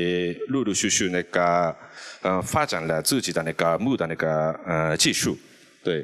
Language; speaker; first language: Chinese; non-native, fluent; Japanese